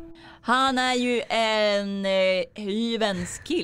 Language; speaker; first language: Swedish; native; Swedish